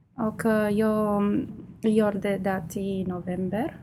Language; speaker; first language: Swedish; non-native, learner; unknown